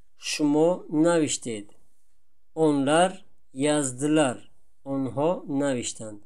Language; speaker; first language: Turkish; non-native, fluent; Tajik